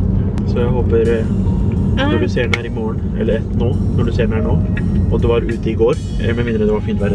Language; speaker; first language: Norwegian; early bilingual, other home language; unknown